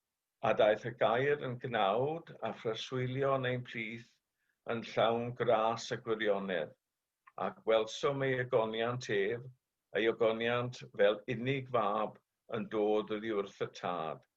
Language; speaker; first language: Welsh; native; Welsh